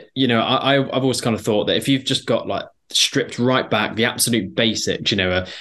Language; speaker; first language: English; native; English